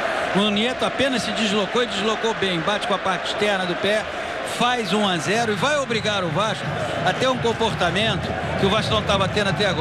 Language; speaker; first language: Portuguese; native; Portuguese